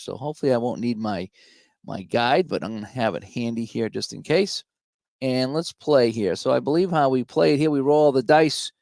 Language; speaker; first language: English; native; English